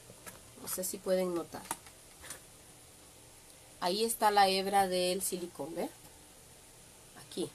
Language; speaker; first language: Spanish; native; Spanish